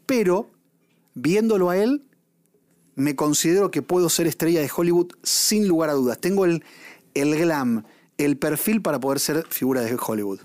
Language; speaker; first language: Spanish; native; Spanish